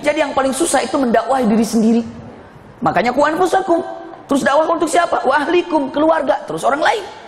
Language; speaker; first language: Indonesian; non-native, fluent; Sundanese